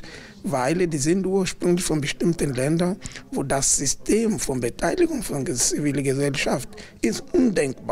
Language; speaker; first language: German; non-native, fluent; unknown